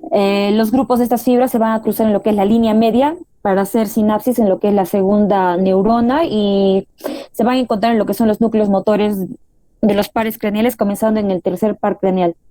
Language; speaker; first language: Spanish; native; Spanish